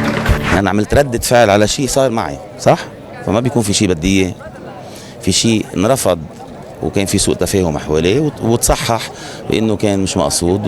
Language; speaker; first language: Arabic; native; Arabic